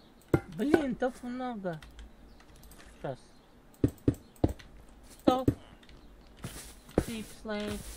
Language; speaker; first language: Russian; non-native, learner; Latvian